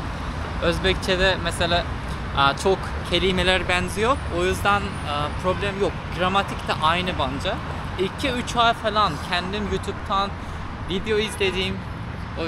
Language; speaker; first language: Turkish; non-native, learner; Uzbek